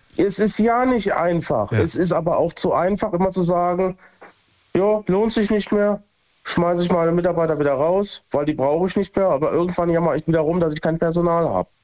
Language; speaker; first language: German; native; German